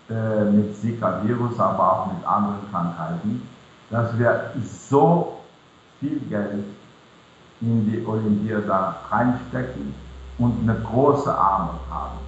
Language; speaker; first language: German; non-native, fluent; Portuguese